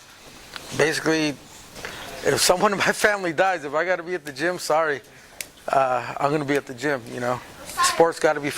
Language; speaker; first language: English; native; English